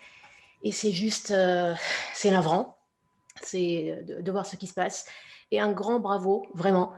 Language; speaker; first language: French; non-native, local second language; Arabic